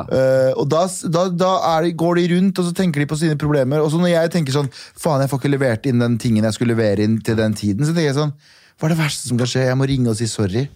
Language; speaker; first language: Norwegian; early bilingual, other home language; Kurdish